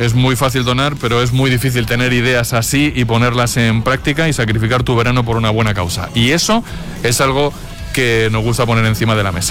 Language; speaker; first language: Spanish; native; Spanish